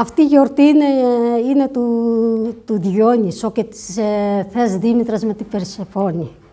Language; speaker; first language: Greek; non-native, fluent; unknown